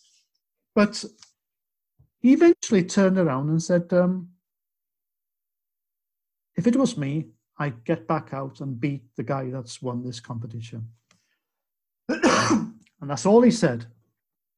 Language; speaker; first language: English; native; English